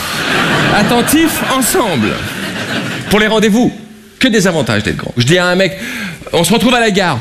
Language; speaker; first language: French; native; French